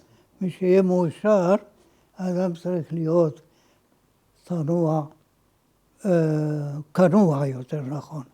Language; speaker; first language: Hebrew; non-native, fluent; Ladino